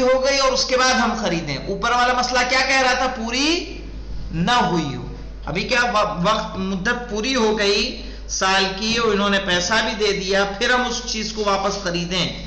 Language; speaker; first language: Urdu; native; Urdu